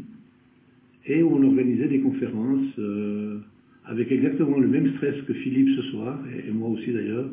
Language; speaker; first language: French; native; French